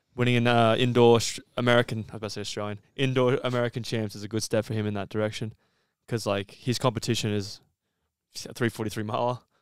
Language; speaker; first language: English; native; English